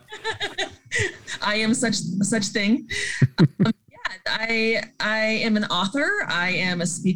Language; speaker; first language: English; native; English